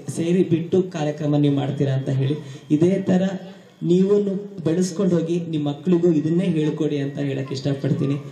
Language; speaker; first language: Kannada; native; Kannada